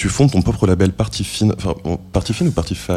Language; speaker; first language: French; native; French